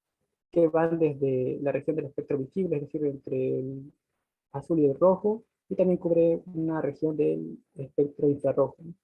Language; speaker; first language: Spanish; native; Spanish